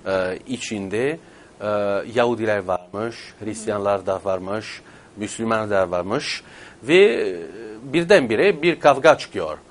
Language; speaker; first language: Turkish; non-native, fluent; Italian